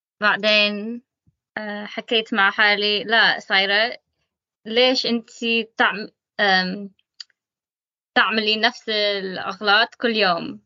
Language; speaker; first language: Arabic; non-native, learner; English